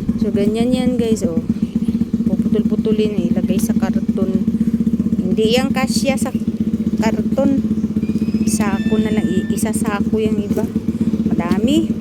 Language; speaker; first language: Filipino; native; Filipino